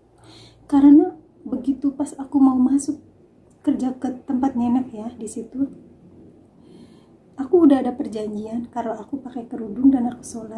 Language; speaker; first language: Indonesian; non-native, local second language; Javanese